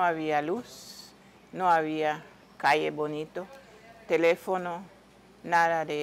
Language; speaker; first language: Spanish; non-native, learner; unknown